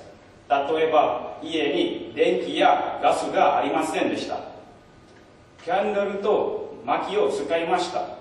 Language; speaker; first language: Japanese; non-native, learner; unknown